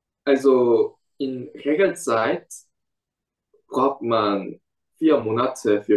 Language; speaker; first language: German; non-native, fluent; Korean